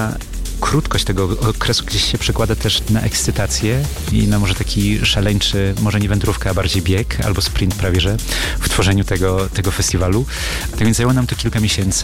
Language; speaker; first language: Polish; native; Polish